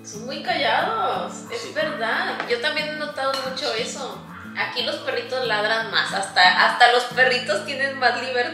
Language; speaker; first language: Spanish; native; Spanish